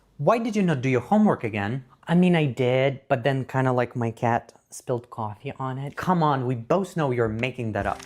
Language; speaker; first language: English; non-native, fluent; Ukrainian